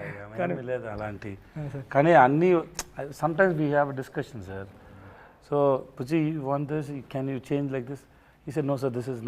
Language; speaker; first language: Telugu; non-native, learner; Tamil